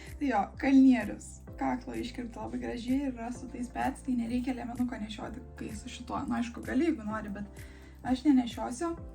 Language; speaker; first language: Lithuanian; native; Lithuanian